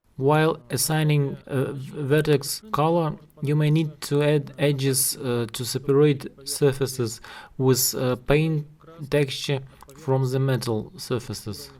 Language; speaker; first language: English; non-native, learner; Russian